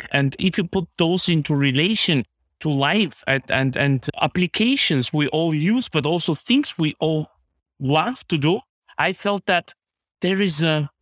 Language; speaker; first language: English; non-native, fluent; Bulgarian